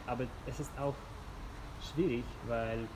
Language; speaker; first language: German; non-native, fluent; Russian